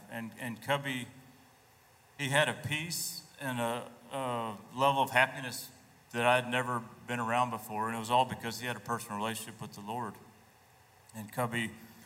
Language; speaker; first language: English; native; English